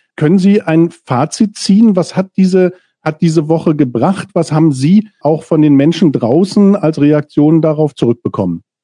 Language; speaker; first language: German; native; German